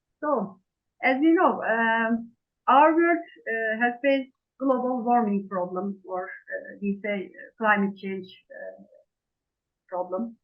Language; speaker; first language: English; non-native, fluent; Turkish